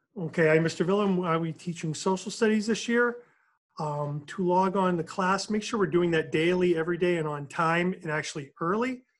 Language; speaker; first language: English; native; English